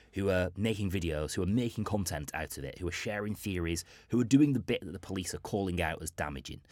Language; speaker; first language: English; native; English